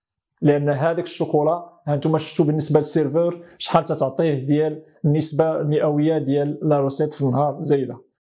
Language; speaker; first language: Arabic; native; Arabic